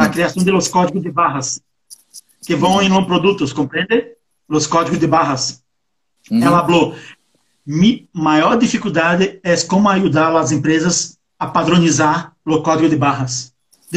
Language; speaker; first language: Portuguese; non-native, learner; Spanish